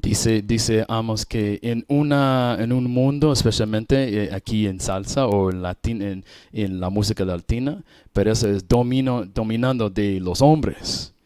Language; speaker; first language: Spanish; non-native, learner; English